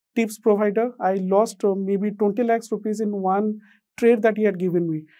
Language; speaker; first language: Hindi; non-native, local second language; Odia